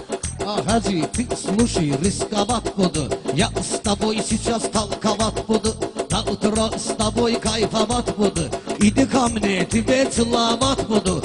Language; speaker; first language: Russian; non-native, learner; Talysh